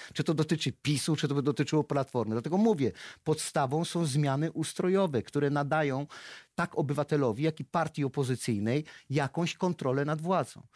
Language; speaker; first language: Polish; native; Polish